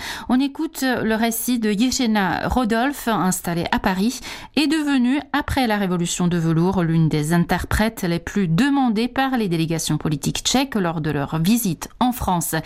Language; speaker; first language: French; non-native, fluent; Czech